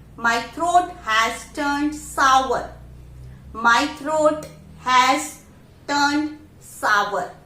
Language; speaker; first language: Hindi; native; Hindi